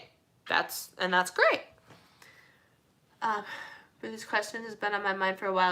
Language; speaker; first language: English; native; English